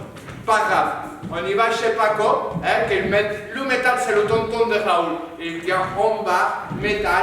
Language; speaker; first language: French; non-native, learner; Spanish